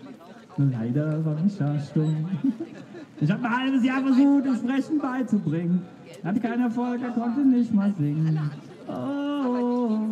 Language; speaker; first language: German; native; German